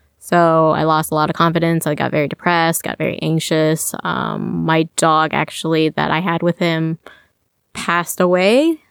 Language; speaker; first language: English; native; English